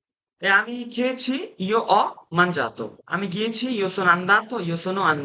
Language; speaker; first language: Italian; non-native, fluent; Bangla